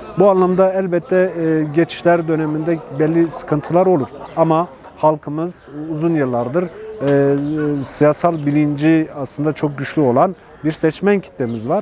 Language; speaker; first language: Turkish; non-native, local second language; Kurdish